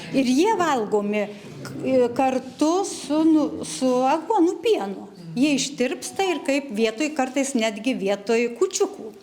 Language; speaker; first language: Lithuanian; native; Lithuanian